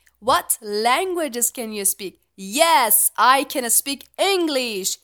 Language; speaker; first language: English; non-native, fluent; Persian